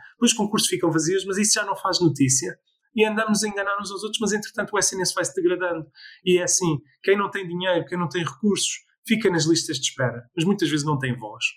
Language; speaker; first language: Portuguese; early bilingual, other home language; English